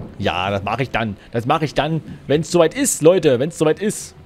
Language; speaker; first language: German; native; German